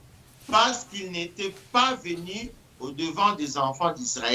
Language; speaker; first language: French; non-native, local second language; Lingala